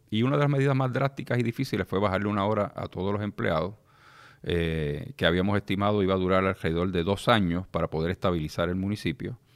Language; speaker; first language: Spanish; native; Spanish